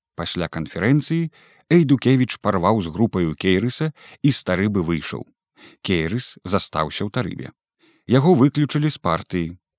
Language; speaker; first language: Belarusian; native; Belarusian